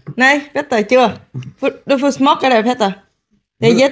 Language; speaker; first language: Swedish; non-native, learner; Vietnamese